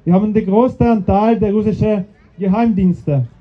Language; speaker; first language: German; non-native, fluent; Ukrainian